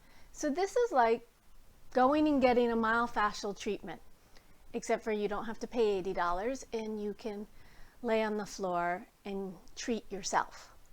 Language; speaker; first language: English; native; English